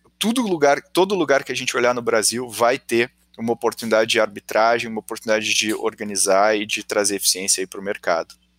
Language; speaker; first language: Portuguese; native; Portuguese